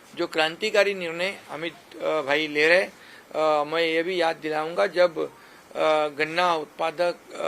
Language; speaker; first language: Hindi; non-native, local second language; Marathi